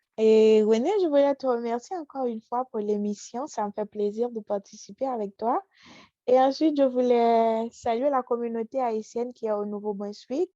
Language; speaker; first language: French; non-native, local second language; Haitian Creole